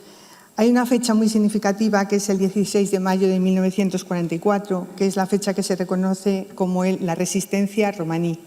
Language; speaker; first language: Spanish; native; Spanish